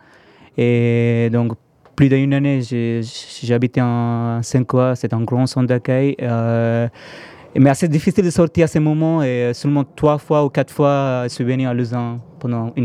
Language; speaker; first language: French; non-native, fluent; Tamil